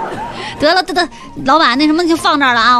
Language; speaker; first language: Chinese; native; Chinese